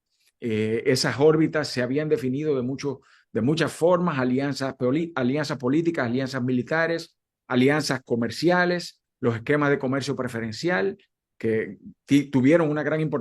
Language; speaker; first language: Spanish; native; Spanish